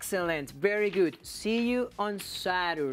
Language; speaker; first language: English; non-native, fluent; Spanish